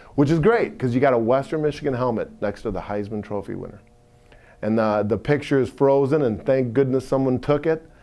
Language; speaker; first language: English; native; English